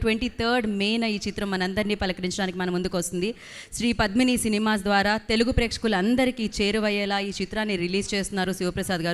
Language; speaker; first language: Telugu; native; Telugu